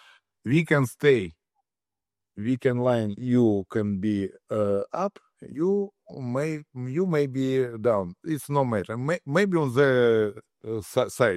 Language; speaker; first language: English; non-native, learner; Russian